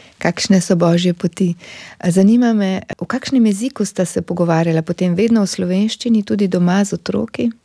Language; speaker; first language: Slovenian; native; Slovenian